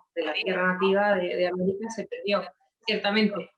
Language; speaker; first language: Spanish; native; Spanish